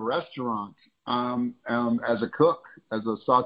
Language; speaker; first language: English; native; English